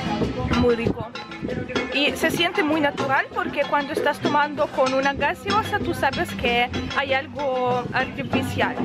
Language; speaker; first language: Spanish; non-native, fluent; Russian